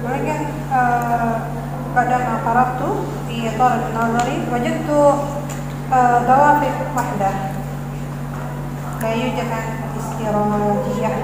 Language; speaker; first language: Arabic; non-native, fluent; Indonesian